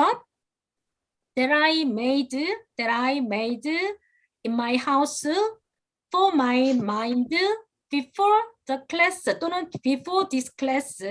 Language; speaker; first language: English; non-native, fluent; Korean